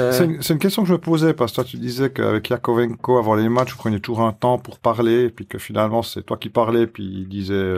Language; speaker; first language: French; native; French